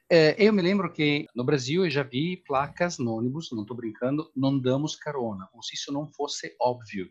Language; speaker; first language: Portuguese; non-native, fluent; Italian